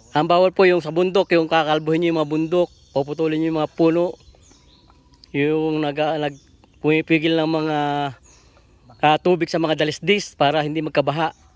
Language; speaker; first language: Filipino; native; Filipino